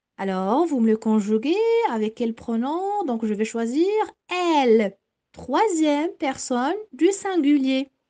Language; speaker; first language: French; non-native, local second language; Arabic